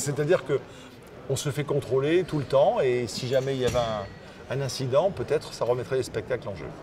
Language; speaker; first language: French; native; French